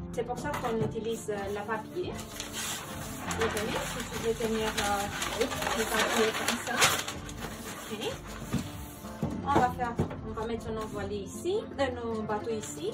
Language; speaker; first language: French; non-native, fluent; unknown